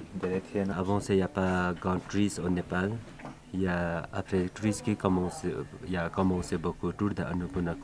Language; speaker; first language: French; non-native, learner; Sherpa